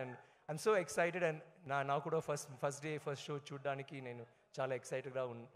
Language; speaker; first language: Telugu; non-native, learner; Tamil